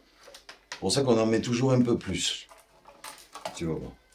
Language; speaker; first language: French; native; French